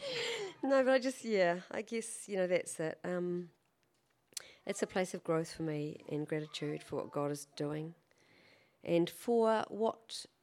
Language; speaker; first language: English; native; English